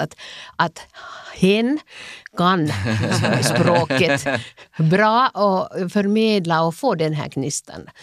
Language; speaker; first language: Swedish; non-native, local second language; Finnish